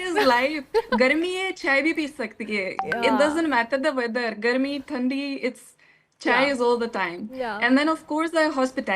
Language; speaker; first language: Hindi; non-native, learner; Lithuanian